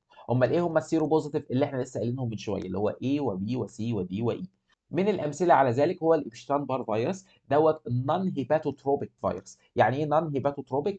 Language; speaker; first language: Arabic; native; Arabic